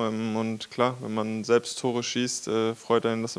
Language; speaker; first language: German; native; German